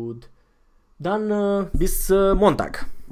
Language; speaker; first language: German; non-native, fluent; Romanian